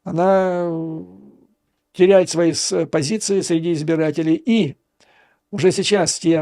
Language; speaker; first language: Russian; native; Russian